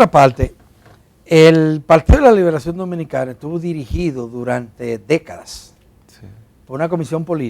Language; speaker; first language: Spanish; native; Spanish